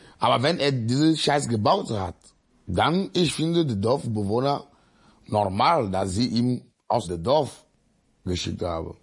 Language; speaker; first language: German; non-native, learner; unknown